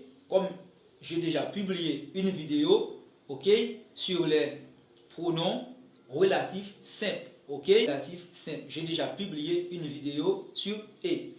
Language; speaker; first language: French; non-native, local second language; Haitian Creole